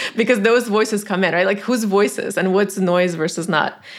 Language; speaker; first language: English; non-native, fluent; Tajik